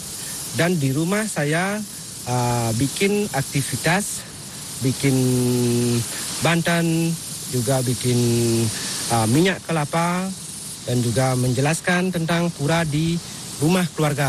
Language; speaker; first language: Indonesian; non-native, local second language; Balinese